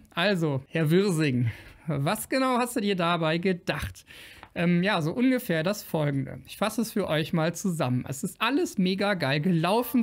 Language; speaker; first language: German; native; German